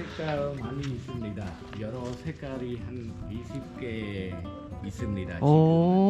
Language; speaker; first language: Korean; non-native, learner; Khmer